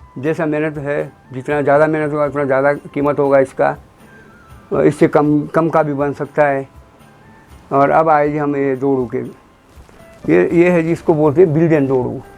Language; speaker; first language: Hindi; non-native, local second language; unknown